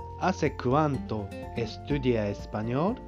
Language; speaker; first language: Spanish; non-native, fluent; Japanese